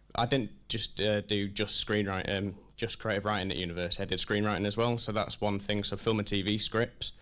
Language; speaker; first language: English; native; English